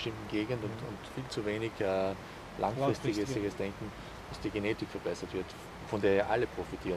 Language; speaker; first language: German; native; German